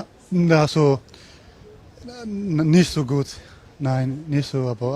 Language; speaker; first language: German; non-native, learner; Persian